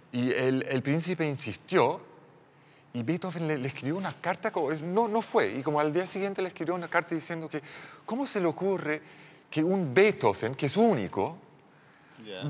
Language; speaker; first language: Spanish; non-native, fluent; English